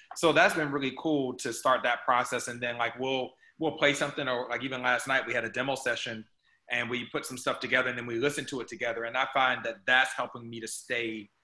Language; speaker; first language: English; native; English